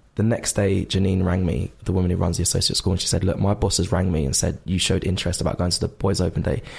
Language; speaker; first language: English; native; English